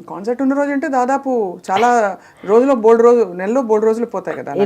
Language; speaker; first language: Telugu; native; Telugu